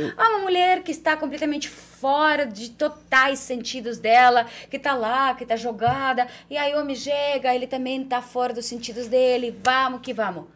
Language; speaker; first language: Portuguese; non-native, fluent; Ukrainian